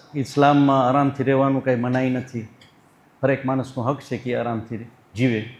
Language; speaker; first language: Gujarati; early bilingual, heritage; Gujarati